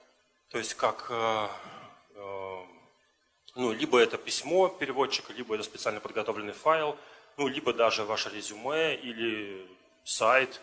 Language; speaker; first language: Russian; native; Russian